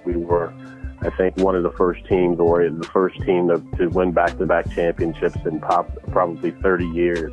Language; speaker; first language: English; native; English